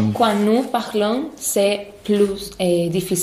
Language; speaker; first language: French; non-native, learner; Spanish